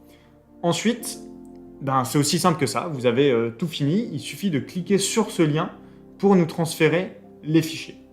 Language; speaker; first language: French; native; French